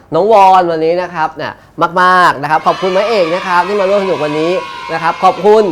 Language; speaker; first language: Thai; native; Thai